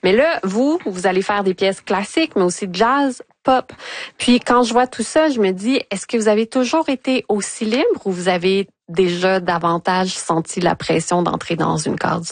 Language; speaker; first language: French; native; French